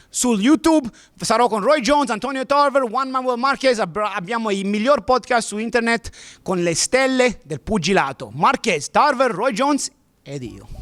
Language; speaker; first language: Italian; early bilingual, other home language; English